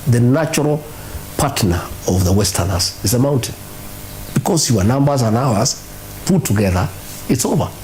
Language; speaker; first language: English; non-native, local second language; Kikuyu